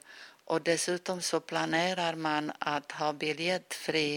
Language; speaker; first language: Swedish; non-native, fluent; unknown